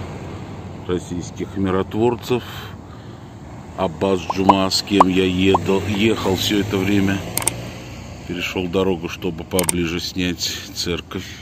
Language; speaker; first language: Russian; native; Russian